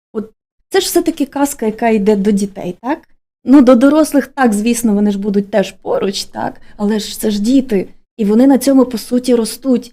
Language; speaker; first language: Ukrainian; native; Ukrainian